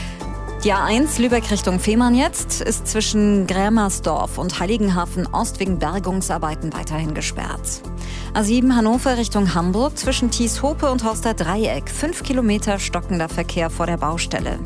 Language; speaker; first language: German; native; German